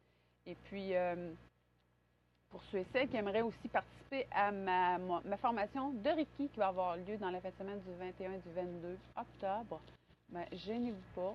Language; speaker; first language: French; native; French